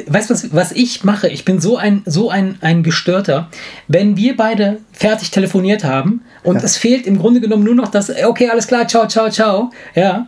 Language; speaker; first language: German; non-native, fluent; Italian